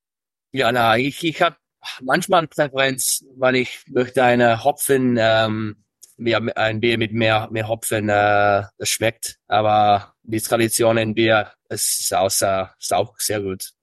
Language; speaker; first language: German; early bilingual, heritage; English